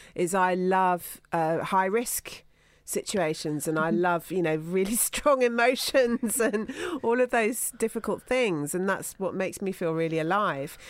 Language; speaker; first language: English; native; English